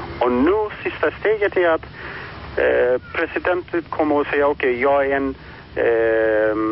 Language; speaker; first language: Swedish; non-native, fluent; Persian